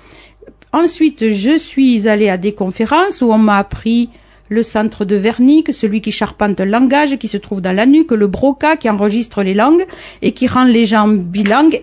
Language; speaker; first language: French; native; French